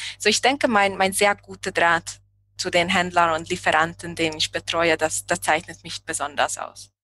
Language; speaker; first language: German; non-native, fluent; Hungarian